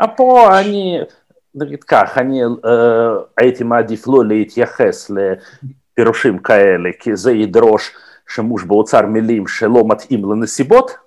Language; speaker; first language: Hebrew; non-native, fluent; Russian